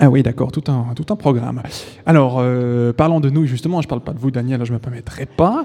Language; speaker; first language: French; native; French